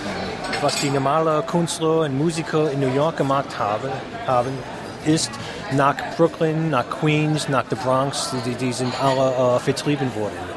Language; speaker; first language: German; non-native, fluent; English